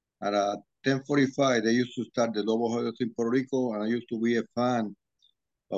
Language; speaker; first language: English; non-native, fluent; Spanish